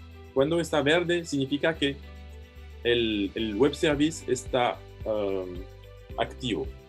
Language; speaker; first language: Spanish; non-native, fluent; French